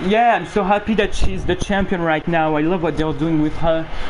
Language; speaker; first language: English; non-native, fluent; French